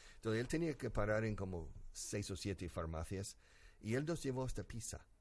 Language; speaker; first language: Spanish; non-native, fluent; English